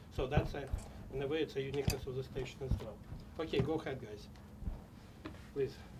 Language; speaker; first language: English; non-native, fluent; Russian